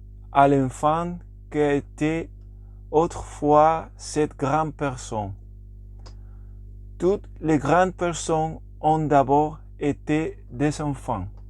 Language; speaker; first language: French; non-native, learner; Spanish